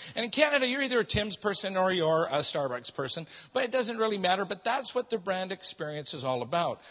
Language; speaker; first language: English; native; English